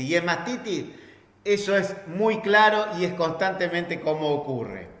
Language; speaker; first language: Spanish; native; Spanish